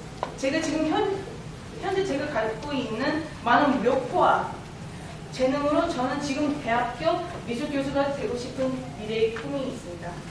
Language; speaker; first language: Korean; early bilingual, heritage; Korean